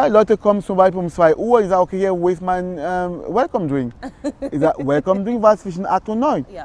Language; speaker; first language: German; non-native, fluent; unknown